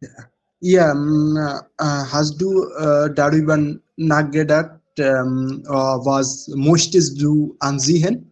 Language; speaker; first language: German; non-native, learner; Bangla